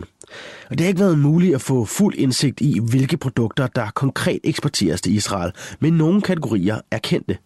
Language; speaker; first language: Danish; native; Danish